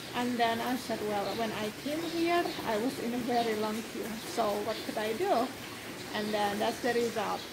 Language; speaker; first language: English; non-native, fluent; Indonesian